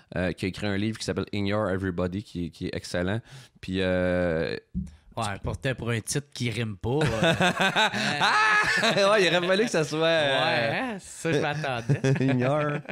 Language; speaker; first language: French; native; French